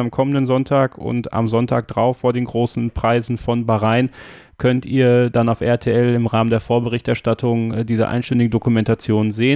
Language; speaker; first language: German; native; German